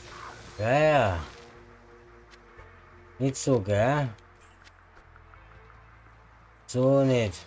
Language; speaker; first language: German; native; German